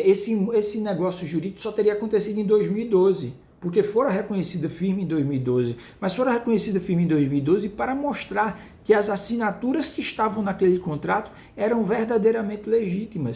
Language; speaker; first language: Portuguese; native; Portuguese